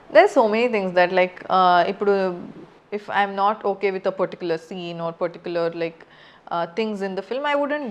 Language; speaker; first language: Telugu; non-native, fluent; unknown